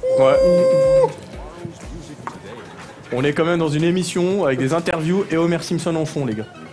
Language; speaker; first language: French; native; French